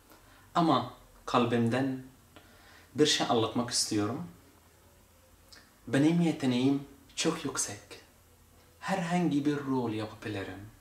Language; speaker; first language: Turkish; non-native, fluent; Arabic